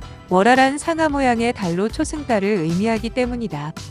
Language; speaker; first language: Korean; native; Korean